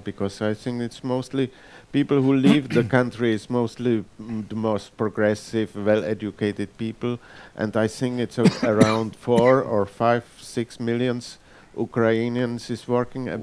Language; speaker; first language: English; non-native, fluent; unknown